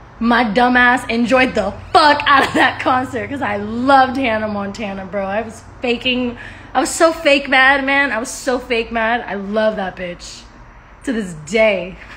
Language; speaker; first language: English; early bilingual, other home language; Spanish